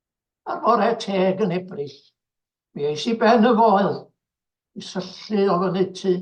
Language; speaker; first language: Welsh; native; Welsh